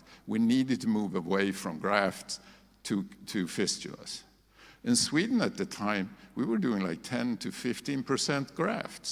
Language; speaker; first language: English; non-native, fluent; Swedish